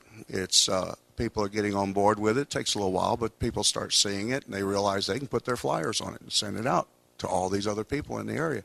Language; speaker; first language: English; native; English